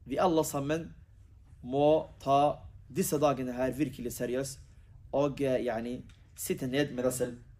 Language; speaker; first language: Norwegian; early bilingual, other home language; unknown